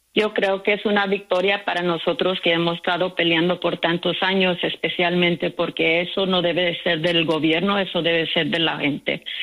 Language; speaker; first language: Spanish; early bilingual, heritage; Spanish